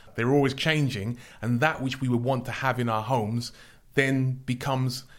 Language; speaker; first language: English; native; English